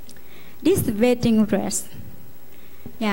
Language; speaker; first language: English; non-native, learner; Lao